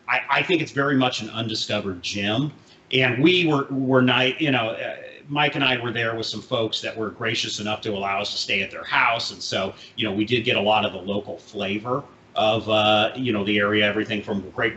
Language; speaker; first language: English; native; English